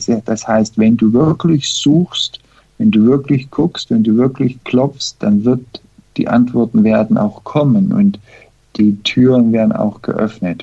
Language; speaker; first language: German; non-native, fluent; English